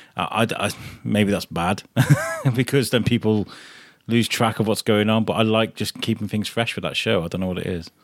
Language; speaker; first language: English; native; English